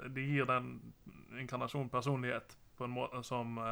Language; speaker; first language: Norwegian; native; Norwegian